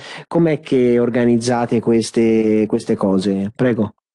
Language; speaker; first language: Italian; native; Italian